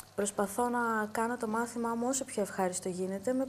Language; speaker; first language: Greek; native; Greek